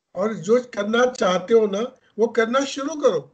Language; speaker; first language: Hindi; non-native, local second language; Marathi